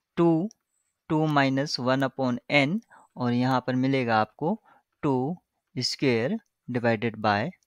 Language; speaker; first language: Hindi; native; Hindi